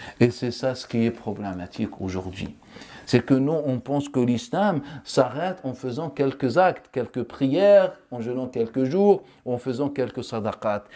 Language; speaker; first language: French; non-native, local second language; Wolof